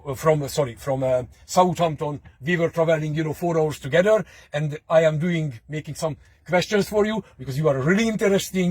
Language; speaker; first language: English; non-native, fluent; Hungarian